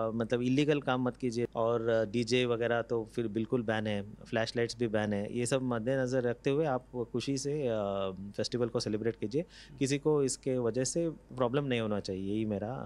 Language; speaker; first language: Hindi; non-native, local second language; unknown